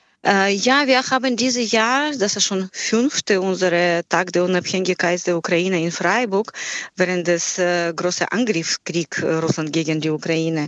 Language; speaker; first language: German; non-native, fluent; Ukrainian